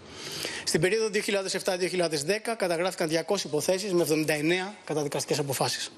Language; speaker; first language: Greek; native; Greek